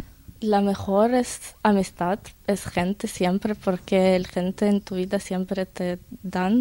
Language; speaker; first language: Spanish; non-native, learner; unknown